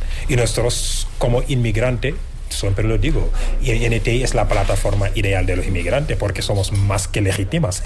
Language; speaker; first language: Spanish; non-native, fluent; Wolof